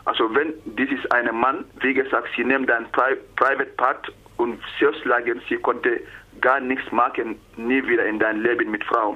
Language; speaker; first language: German; non-native, learner; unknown